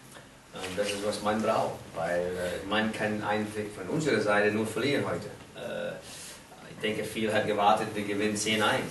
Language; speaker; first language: German; non-native, fluent; English